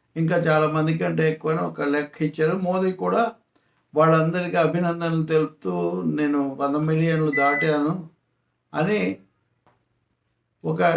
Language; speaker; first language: Telugu; native; Telugu